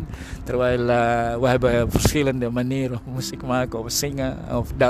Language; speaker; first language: Dutch; non-native, fluent; Indonesian